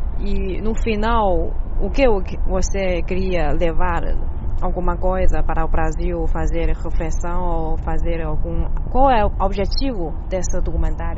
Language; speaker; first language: Portuguese; non-native, learner; Chinese